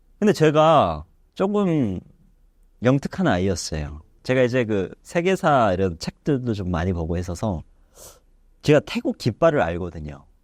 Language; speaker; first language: Korean; native; Korean